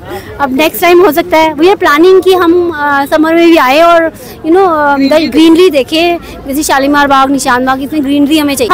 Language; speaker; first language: Hindi; native; Hindi